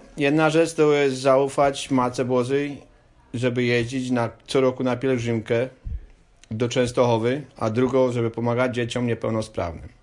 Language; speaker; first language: Polish; native; Polish